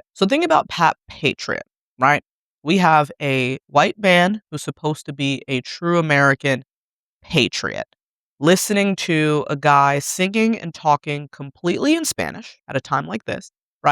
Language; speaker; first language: English; native; English